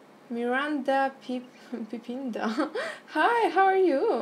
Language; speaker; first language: English; non-native, fluent; Polish